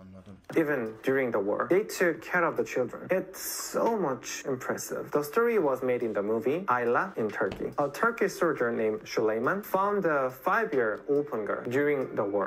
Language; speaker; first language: English; non-native, fluent; Korean